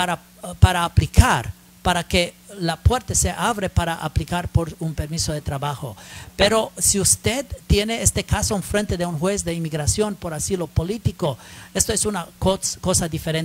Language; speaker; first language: Spanish; non-native, learner; English